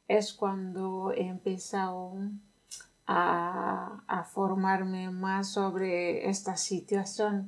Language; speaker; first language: Spanish; non-native, fluent; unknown